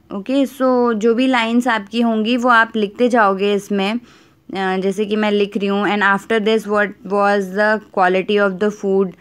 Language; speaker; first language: Hindi; native; Hindi